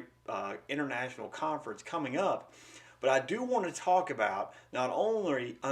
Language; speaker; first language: English; native; English